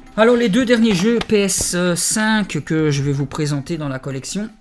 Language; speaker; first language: French; native; French